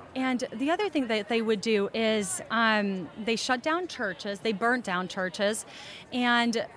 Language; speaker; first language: English; early bilingual, other home language; Russian